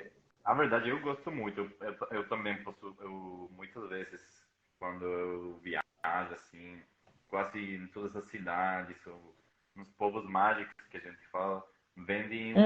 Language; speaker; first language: Portuguese; non-native, fluent; Spanish